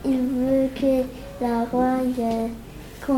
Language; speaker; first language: French; non-native, learner; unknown